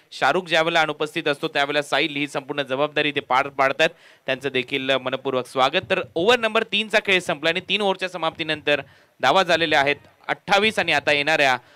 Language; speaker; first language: Marathi; native; Marathi